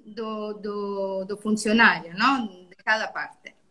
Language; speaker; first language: Portuguese; non-native, learner; Italian